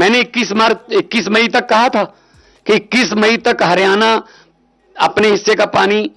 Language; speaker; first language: Hindi; non-native, local second language; Punjabi